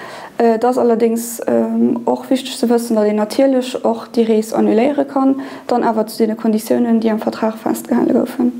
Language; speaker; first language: German; non-native, local second language; Luxembourgish